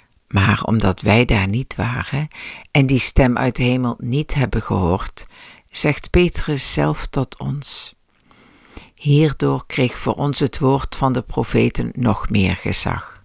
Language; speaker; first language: Dutch; native; Dutch